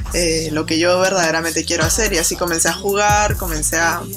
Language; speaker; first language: Spanish; native; Spanish